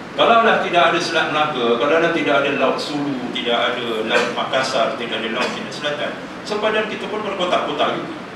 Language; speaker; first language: Malay; native; Malay